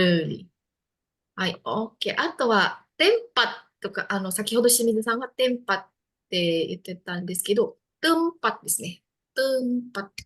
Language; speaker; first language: Japanese; non-native, fluent; Indonesian